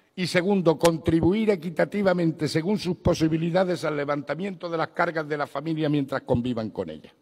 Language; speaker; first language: Spanish; native; Spanish